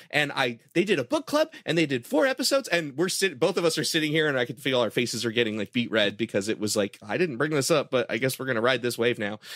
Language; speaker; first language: English; native; English